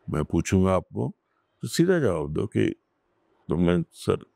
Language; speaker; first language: Hindi; non-native, local second language; Marathi